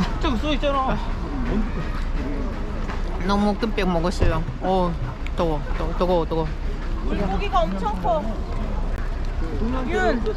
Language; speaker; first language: Korean; non-native, fluent; Ukrainian